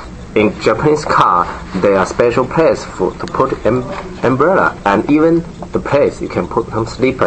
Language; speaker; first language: English; non-native, learner; Japanese